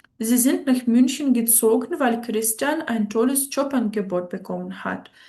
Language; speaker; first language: German; non-native, fluent; Ukrainian